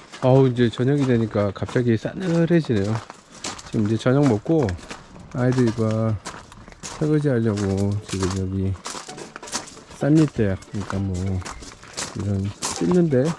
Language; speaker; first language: Korean; native; Korean